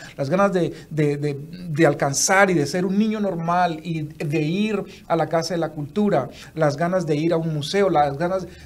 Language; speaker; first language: Spanish; native; Spanish